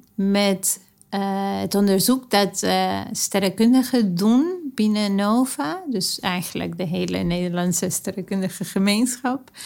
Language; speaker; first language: Dutch; non-native, fluent; Spanish